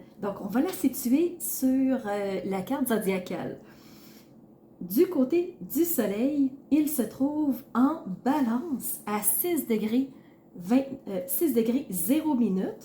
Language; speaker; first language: French; native; French